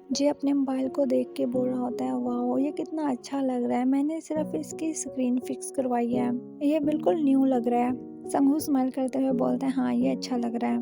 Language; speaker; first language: Hindi; native; Hindi